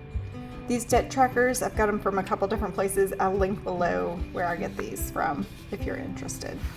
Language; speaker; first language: English; native; English